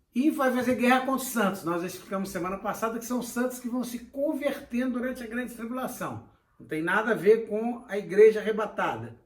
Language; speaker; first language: Portuguese; native; Portuguese